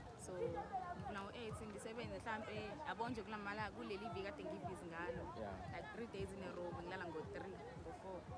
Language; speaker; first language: Zulu; native; Zulu